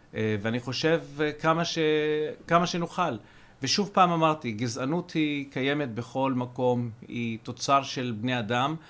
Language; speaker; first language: Hebrew; non-native, local second language; Arabic